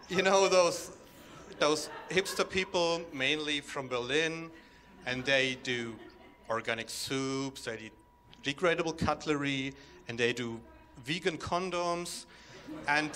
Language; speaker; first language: English; non-native, fluent; German